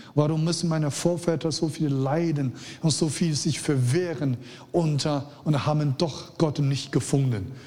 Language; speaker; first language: German; non-native, fluent; Chinese